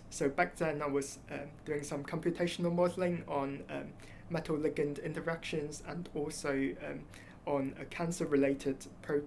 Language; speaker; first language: English; non-native, local second language; Cantonese